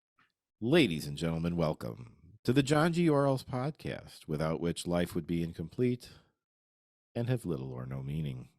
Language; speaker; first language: English; native; English